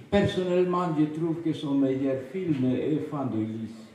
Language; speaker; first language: French; non-native, fluent; Spanish